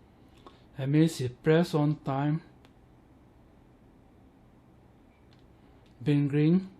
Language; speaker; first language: English; non-native, learner; Chinese